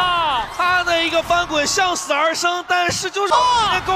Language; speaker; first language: Chinese; native; Chinese